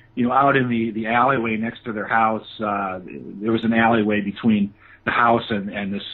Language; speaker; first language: English; native; English